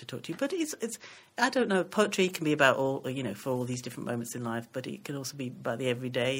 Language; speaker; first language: English; native; English